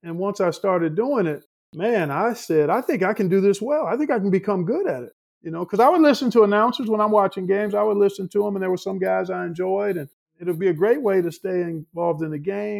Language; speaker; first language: English; native; English